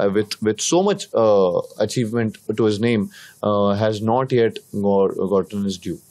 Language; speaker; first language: Hindi; native; Hindi